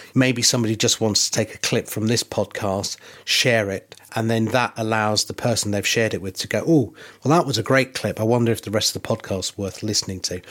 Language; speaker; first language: English; native; English